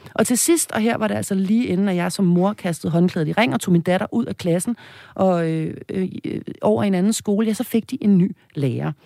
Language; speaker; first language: Danish; native; Danish